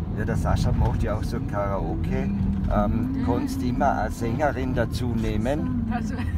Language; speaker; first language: German; native; German